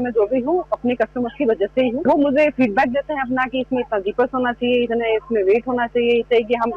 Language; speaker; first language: Hindi; native; Hindi